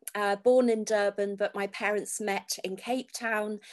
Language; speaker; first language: English; native; English